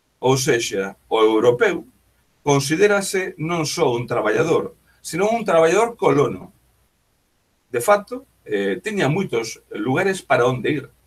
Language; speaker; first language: Galician; native; Galician